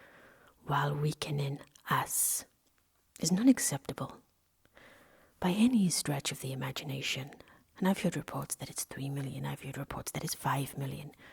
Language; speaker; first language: English; non-native, local second language; Welsh